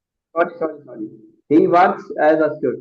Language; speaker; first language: English; non-native, learner; Urdu